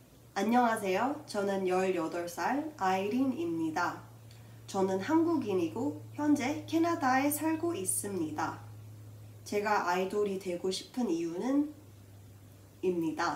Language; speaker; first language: Korean; early bilingual, heritage; Korean